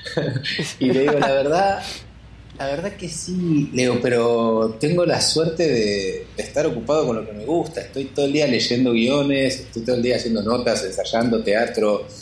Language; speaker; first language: Spanish; native; Spanish